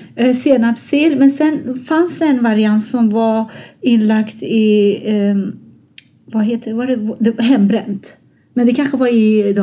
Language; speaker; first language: Swedish; non-native, fluent; Persian